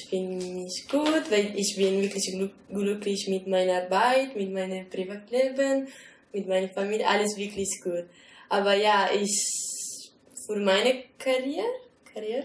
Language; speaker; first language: German; non-native, learner; Italian